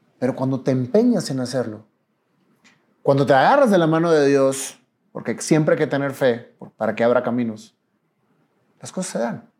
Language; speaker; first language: Spanish; native; Spanish